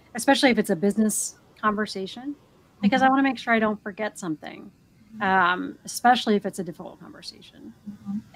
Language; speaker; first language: English; native; English